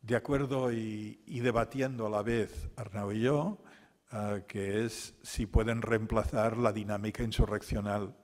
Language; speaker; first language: Spanish; non-native, local second language; Catalan